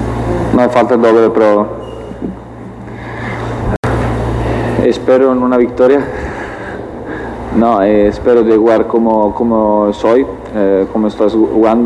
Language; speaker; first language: Spanish; non-native, learner; Italian